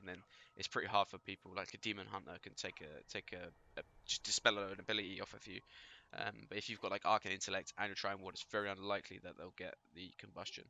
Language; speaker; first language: English; native; English